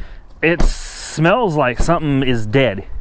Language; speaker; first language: English; native; English